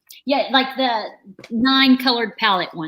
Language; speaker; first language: English; native; English